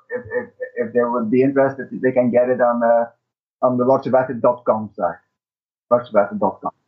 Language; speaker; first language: English; non-native, fluent; Dutch